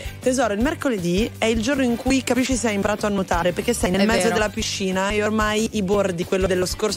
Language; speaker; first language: Italian; native; Italian